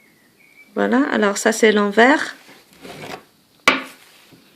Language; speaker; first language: French; non-native, fluent; English